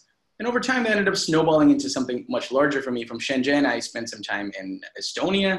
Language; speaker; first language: English; non-native, local second language; Hindi